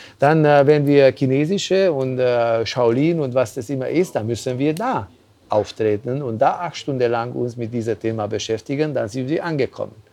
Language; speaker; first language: German; non-native, fluent; Hungarian